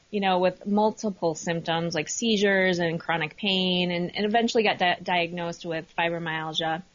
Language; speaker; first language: English; native; English